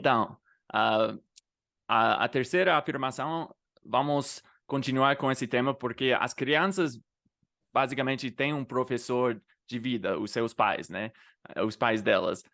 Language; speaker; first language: Portuguese; non-native, fluent; English